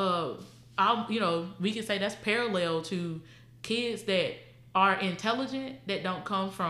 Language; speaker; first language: English; native; English